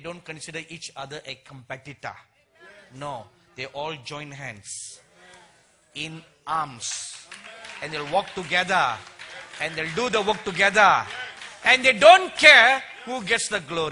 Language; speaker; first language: English; non-native, local second language; Tamil